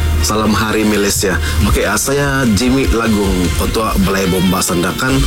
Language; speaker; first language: Malay; non-native, local second language; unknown